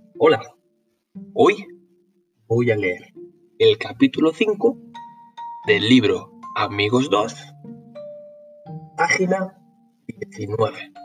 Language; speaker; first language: Spanish; non-native, learner; Norwegian